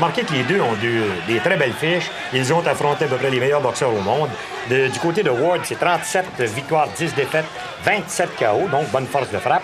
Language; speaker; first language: French; native; French